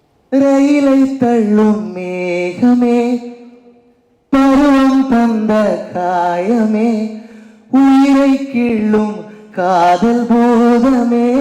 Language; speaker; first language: Tamil; native; Tamil